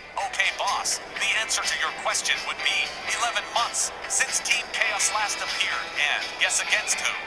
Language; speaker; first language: English; native; English